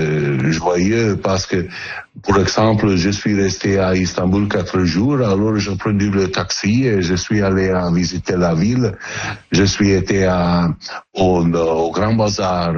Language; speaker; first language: French; non-native, learner; Italian